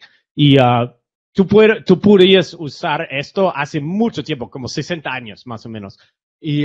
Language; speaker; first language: Spanish; non-native, fluent; English